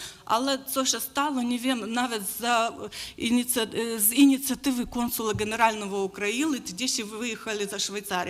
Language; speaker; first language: Polish; non-native, learner; Ukrainian